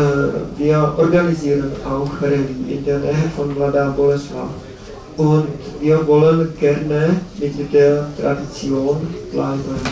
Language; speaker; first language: German; non-native, learner; Czech